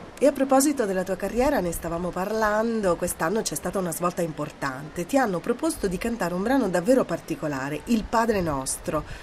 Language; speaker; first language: Italian; native; Italian